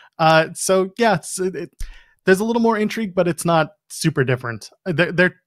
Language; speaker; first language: English; native; English